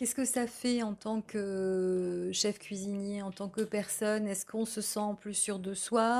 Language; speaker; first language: French; native; French